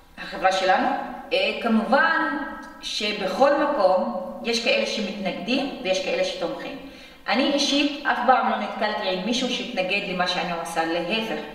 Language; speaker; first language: Hebrew; non-native, local second language; Arabic